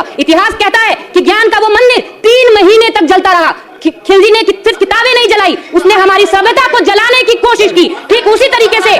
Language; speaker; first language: Hindi; native; Hindi